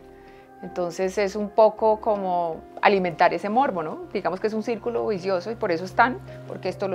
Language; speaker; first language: Spanish; native; Spanish